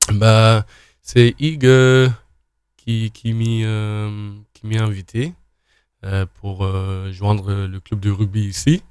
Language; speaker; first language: French; non-native, learner; Afrikaans